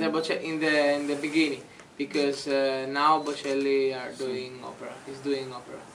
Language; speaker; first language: English; non-native, learner; Italian